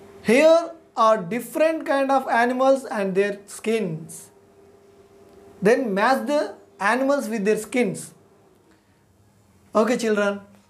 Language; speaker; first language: English; non-native, local second language; Telugu